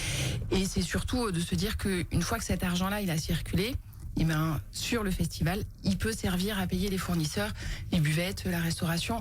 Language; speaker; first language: French; native; French